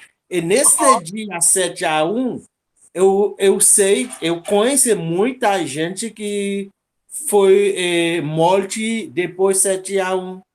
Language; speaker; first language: Portuguese; non-native, local second language; Haitian Creole